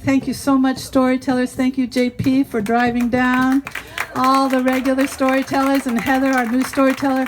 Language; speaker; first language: English; native; English